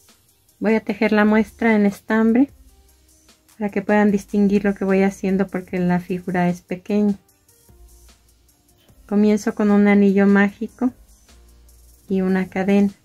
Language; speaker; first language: Spanish; native; Spanish